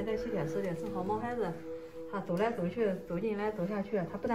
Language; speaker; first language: Chinese; native; Chinese